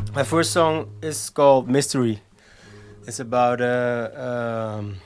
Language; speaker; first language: English; non-native, fluent; Dutch